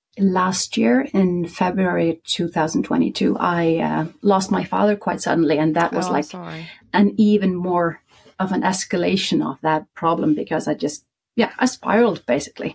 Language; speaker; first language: English; non-native, fluent; Icelandic